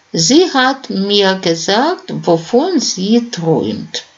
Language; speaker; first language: German; non-native, fluent; Russian